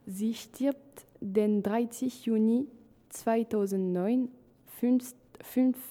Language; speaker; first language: German; non-native, learner; French